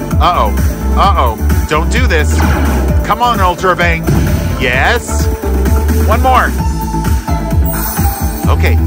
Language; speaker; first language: English; native; English